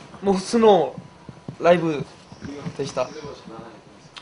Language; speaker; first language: Japanese; non-native, learner; Korean